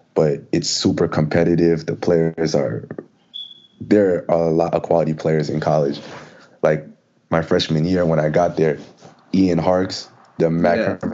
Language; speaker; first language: English; native; English